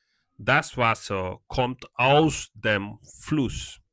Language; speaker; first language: German; non-native, fluent; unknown